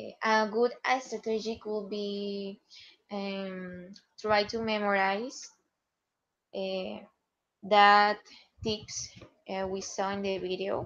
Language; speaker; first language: English; non-native, learner; Spanish